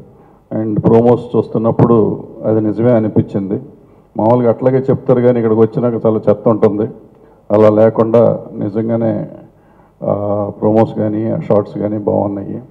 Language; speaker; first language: Telugu; native; Telugu